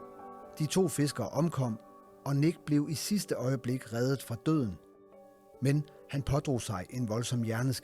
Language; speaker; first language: Danish; native; Danish